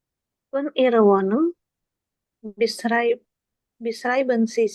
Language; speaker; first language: German; non-native, learner; Indonesian